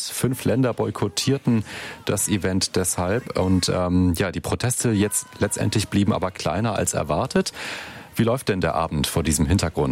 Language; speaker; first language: German; native; German